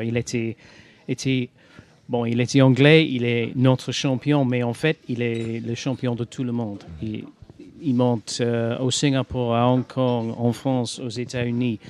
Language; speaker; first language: French; non-native, fluent; English